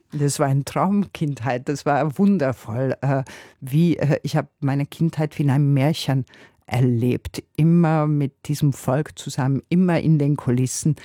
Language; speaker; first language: German; non-native, fluent; Hungarian